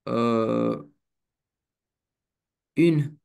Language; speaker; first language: French; non-native, learner; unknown